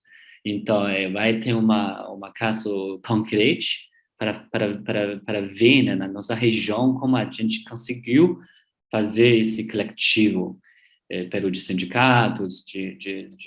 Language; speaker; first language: Portuguese; non-native, learner; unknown